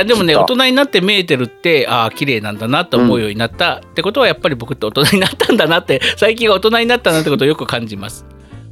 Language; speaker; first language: Japanese; native; Japanese